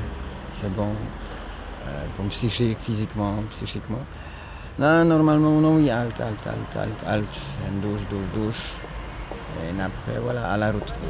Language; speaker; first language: French; non-native, learner; Polish